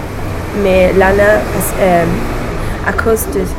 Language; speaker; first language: French; non-native, learner; English